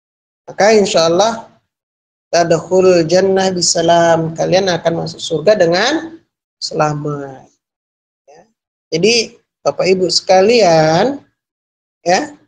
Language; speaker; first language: Indonesian; native; Indonesian